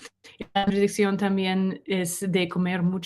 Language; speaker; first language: Spanish; non-native, learner; English